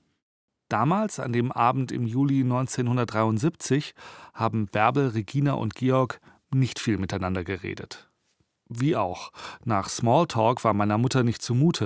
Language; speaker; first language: German; native; German